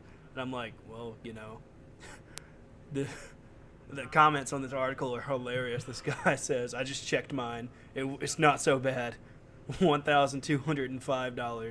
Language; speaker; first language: English; native; English